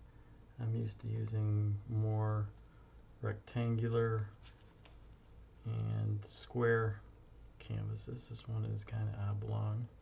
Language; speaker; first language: English; native; English